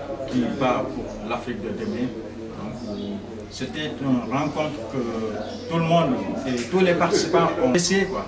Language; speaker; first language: French; non-native, local second language; Wolof